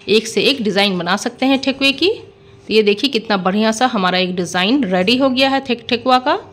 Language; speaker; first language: Hindi; native; Hindi